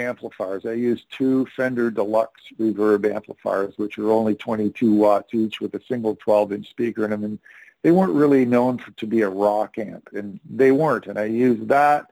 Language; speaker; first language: English; native; English